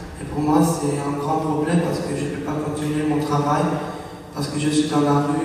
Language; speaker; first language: French; non-native, learner; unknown